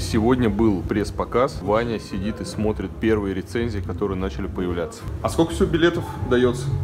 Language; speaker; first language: Russian; native; Russian